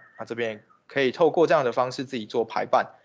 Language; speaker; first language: Chinese; native; Chinese